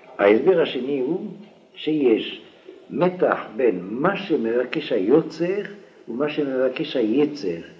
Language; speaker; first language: Hebrew; non-native, fluent; French